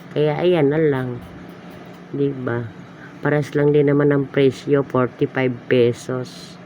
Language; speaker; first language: Filipino; non-native, local second language; Hiligaynon